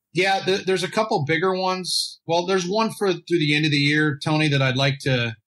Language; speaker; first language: English; native; English